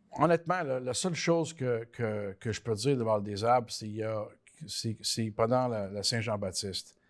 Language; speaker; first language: French; early bilingual, other home language; Italian